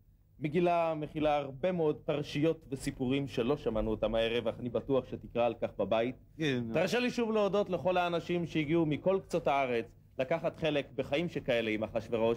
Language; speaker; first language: Hebrew; native; Hebrew